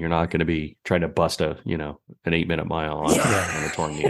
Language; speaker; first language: English; native; English